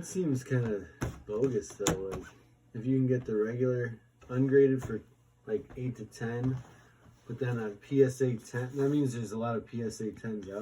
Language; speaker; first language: English; native; English